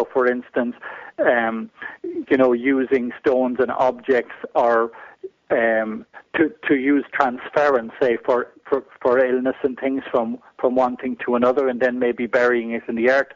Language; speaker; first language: English; native; English